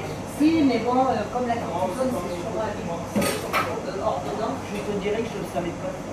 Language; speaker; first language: French; native; French